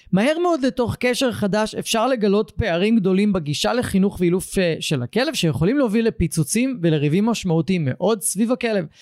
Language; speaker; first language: Hebrew; native; Hebrew